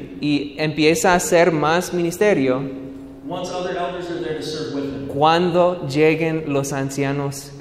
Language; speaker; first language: Spanish; non-native, learner; English